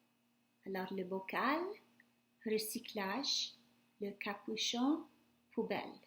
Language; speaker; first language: French; non-native, fluent; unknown